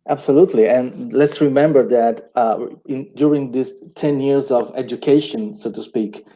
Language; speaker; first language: English; non-native, fluent; Italian